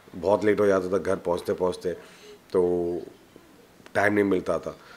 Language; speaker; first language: Hindi; non-native, local second language; Malayalam